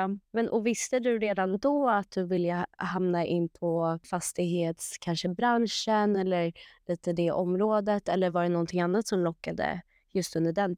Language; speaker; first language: Swedish; native; Swedish